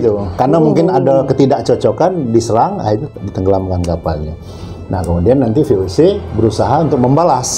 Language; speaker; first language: Indonesian; native; Indonesian